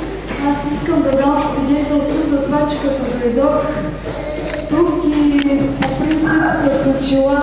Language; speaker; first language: Bulgarian; native; Bulgarian